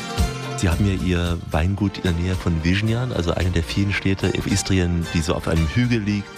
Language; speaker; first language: German; native; German